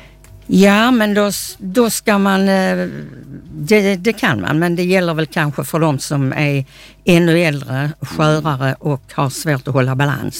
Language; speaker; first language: Swedish; native; Swedish